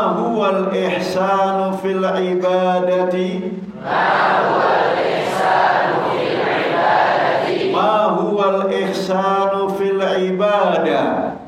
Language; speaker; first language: Arabic; non-native, fluent; Indonesian